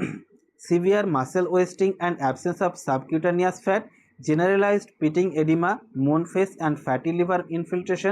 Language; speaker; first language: English; non-native, local second language; Bangla